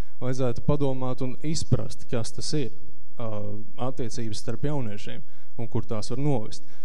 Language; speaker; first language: Latvian; native; Latvian